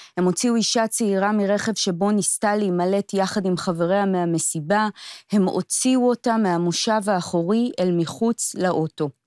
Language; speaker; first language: Hebrew; native; Hebrew